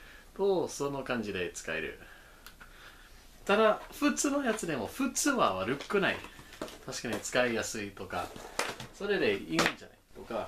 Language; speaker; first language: Japanese; non-native, learner; English